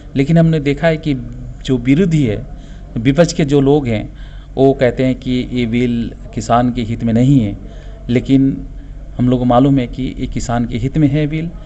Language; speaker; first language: Hindi; non-native, local second language; Assamese